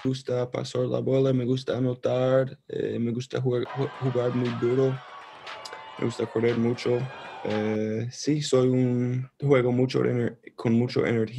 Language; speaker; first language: Spanish; early bilingual, heritage; Spanish